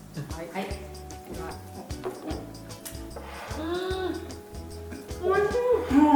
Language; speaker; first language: Japanese; non-native, fluent; Chinese